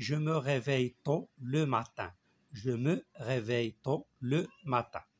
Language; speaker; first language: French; non-native, local second language; Arabic